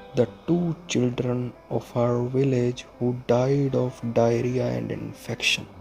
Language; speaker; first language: English; non-native, local second language; Punjabi